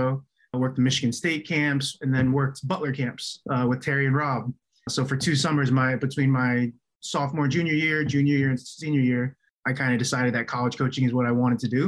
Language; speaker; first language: English; early bilingual, other home language; Chinese